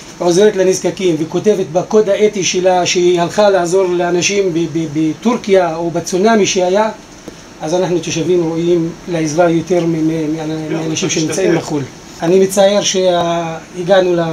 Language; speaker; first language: Hebrew; non-native, local second language; Arabic